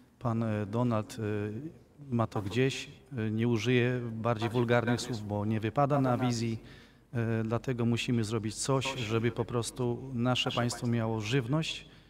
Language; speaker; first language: Polish; native; Polish